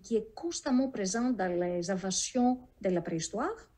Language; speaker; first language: French; non-native, fluent; Greek